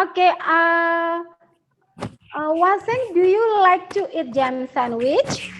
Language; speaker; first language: English; non-native, learner; Indonesian